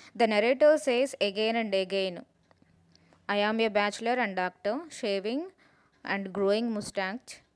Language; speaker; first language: English; non-native, local second language; Telugu